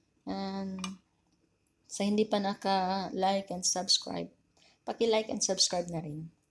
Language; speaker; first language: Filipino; native; Filipino